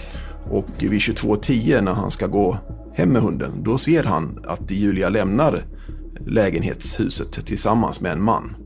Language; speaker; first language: Swedish; native; Swedish